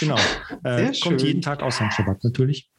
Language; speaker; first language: German; native; German